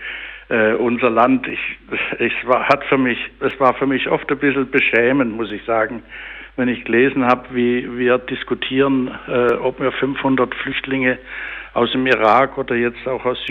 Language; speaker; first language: German; native; German